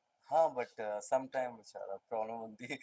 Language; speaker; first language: Telugu; non-native, learner; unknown